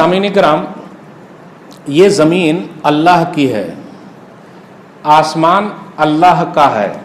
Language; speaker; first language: Hindi; native; Hindi